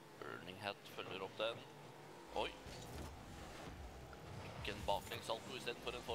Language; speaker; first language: Norwegian; native; Norwegian